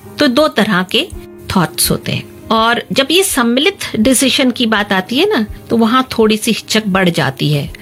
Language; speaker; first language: Hindi; native; Hindi